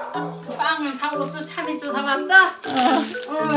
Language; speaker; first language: Korean; native; Korean